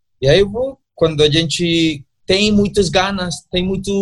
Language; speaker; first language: Portuguese; non-native, learner; Spanish